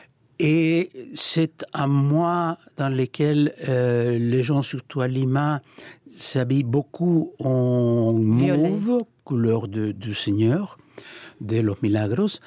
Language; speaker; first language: French; non-native, fluent; Spanish